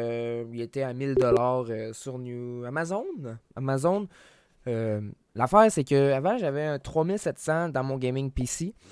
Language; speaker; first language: French; native; French